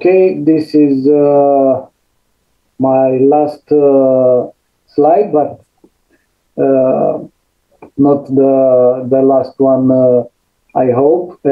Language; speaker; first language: English; non-native, fluent; Romanian